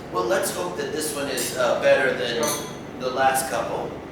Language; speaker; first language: English; native; English